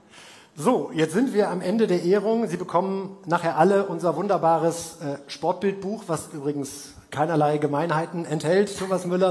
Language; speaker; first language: German; native; German